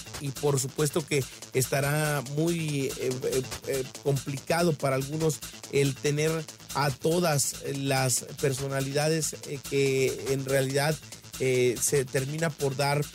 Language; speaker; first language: Spanish; native; Spanish